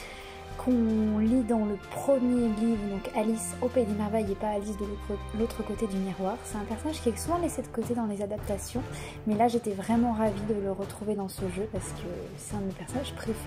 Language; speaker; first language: French; native; French